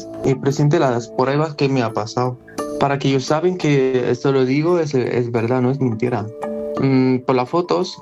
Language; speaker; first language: Spanish; non-native, learner; Arabic